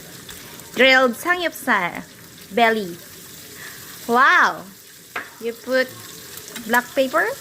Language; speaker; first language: English; non-native, learner; Filipino